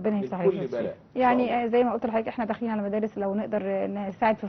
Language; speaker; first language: Arabic; native; Arabic